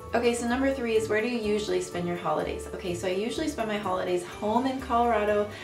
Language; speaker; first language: English; native; English